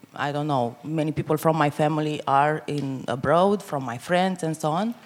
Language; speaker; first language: English; non-native, fluent; Romanian